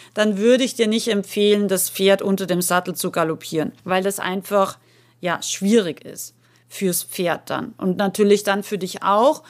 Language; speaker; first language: German; native; German